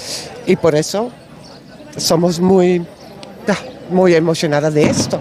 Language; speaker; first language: Spanish; non-native, learner; Dutch